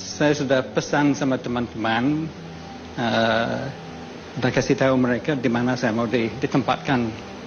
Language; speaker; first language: Indonesian; non-native, fluent; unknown